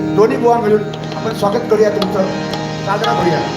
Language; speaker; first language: Marathi; non-native, local second language; Konkani